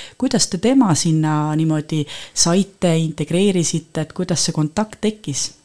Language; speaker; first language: Estonian; native; Estonian